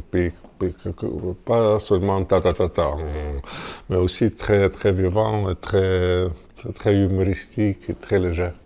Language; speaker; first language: French; non-native, fluent; Russian